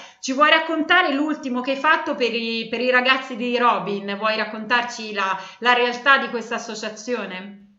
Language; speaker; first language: Italian; native; Italian